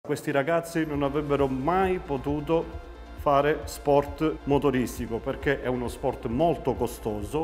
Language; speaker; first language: Italian; native; Italian